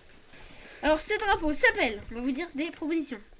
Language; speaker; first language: French; native; French